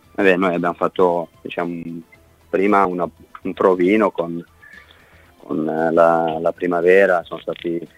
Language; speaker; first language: Italian; non-native, fluent; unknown